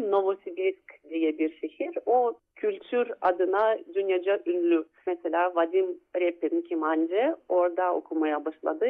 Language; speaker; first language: Turkish; non-native, fluent; Russian